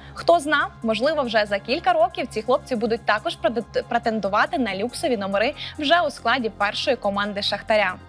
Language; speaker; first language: Ukrainian; native; Ukrainian